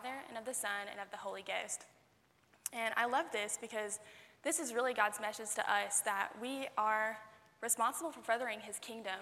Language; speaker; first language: English; native; English